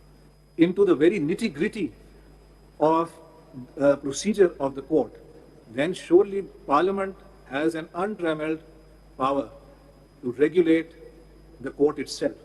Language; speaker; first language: English; non-native, local second language; Urdu